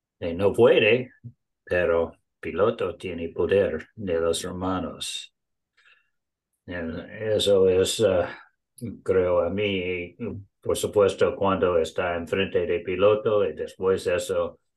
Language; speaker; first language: Spanish; non-native, learner; English